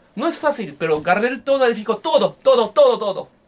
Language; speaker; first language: Spanish; non-native, learner; Japanese